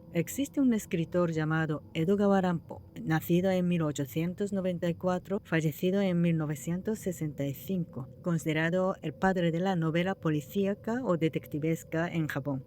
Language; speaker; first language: Spanish; non-native, fluent; Japanese